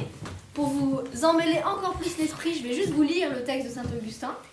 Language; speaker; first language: French; native; French